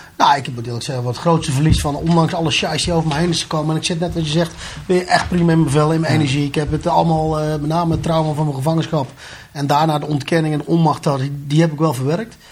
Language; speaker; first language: Dutch; native; Dutch